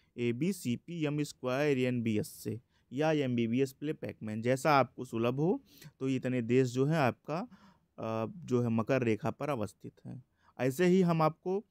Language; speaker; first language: Hindi; native; Hindi